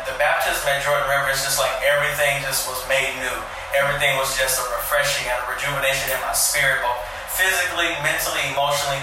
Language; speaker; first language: English; native; English